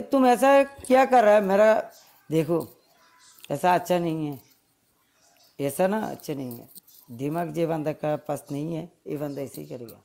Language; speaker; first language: Hindi; non-native, learner; Bangla